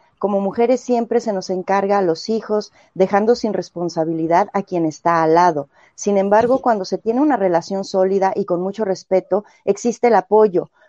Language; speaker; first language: Spanish; native; Spanish